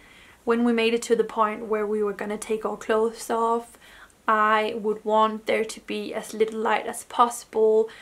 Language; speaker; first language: English; non-native, fluent; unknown